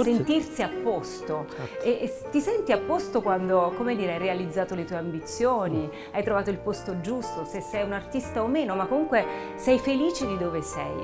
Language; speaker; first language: Italian; native; Italian